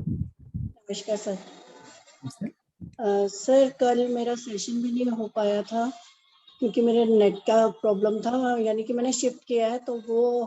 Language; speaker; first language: Hindi; native; Hindi